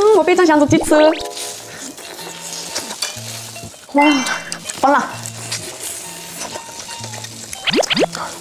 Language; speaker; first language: Chinese; non-native, learner; Korean